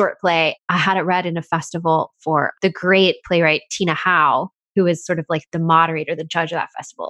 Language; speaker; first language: English; native; English